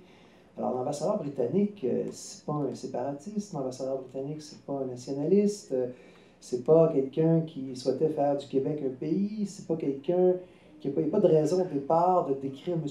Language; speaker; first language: French; native; French